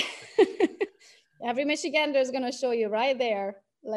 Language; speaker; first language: English; non-native, fluent; Romanian